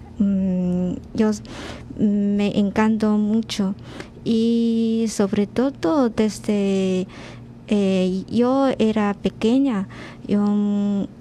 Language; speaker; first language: Spanish; non-native, learner; Chinese